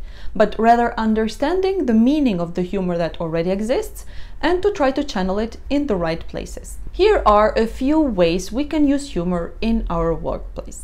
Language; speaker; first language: English; non-native, fluent; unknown